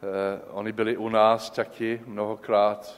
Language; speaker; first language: Czech; non-native, learner; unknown